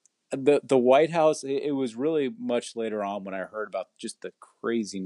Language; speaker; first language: English; native; English